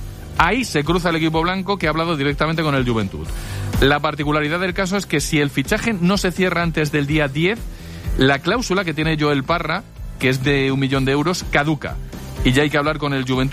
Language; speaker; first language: Spanish; native; Spanish